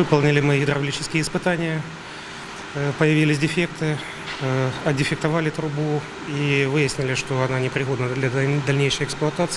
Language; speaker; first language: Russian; native; Russian